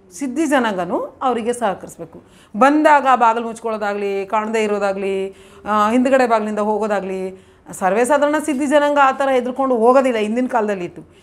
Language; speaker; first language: Kannada; non-native, local second language; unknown